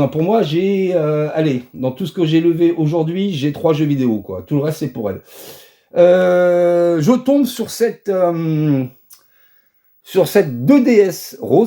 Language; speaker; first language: French; native; French